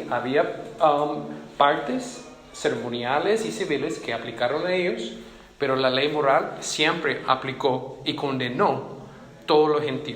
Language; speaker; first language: Spanish; non-native, fluent; English